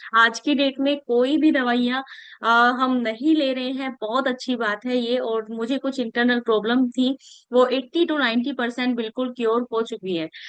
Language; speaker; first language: Hindi; native; Hindi